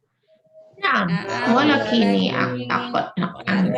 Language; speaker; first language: Arabic; non-native, learner; Indonesian